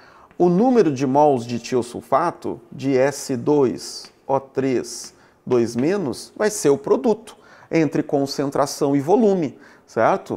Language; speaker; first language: Portuguese; native; Portuguese